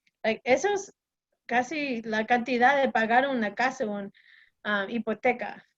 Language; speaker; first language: Spanish; non-native, fluent; English